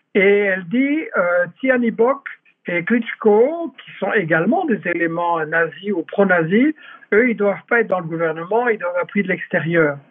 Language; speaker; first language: French; native; French